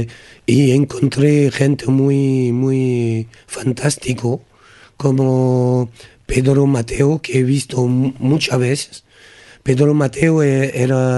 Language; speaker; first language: Spanish; non-native, learner; French